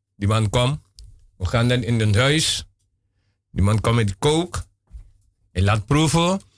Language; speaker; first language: Dutch; non-native, local second language; Papiamento